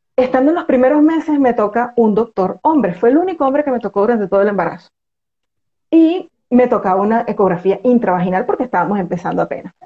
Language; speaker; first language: Spanish; native; Spanish